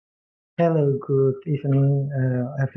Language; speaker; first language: English; non-native, learner; Indonesian